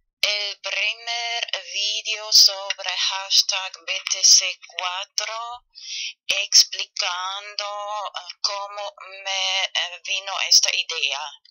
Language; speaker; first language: Spanish; non-native, fluent; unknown